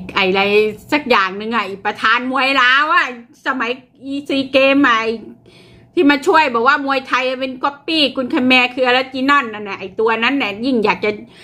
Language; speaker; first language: Thai; native; Thai